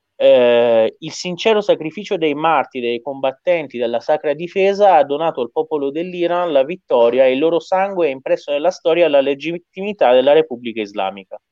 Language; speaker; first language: Italian; non-native, fluent; Persian